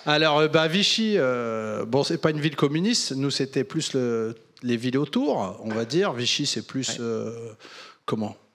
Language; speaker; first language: French; native; French